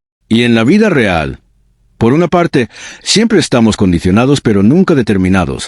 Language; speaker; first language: Spanish; native; Spanish